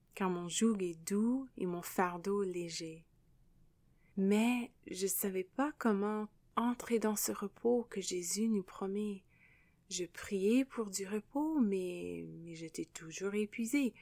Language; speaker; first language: French; non-native, fluent; English